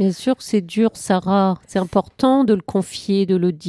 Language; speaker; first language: French; native; French